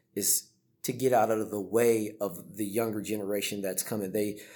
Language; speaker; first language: English; native; English